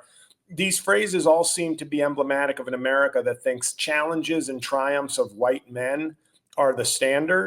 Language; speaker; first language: English; native; English